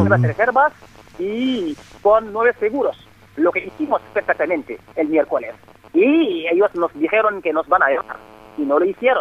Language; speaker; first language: Spanish; non-native, fluent; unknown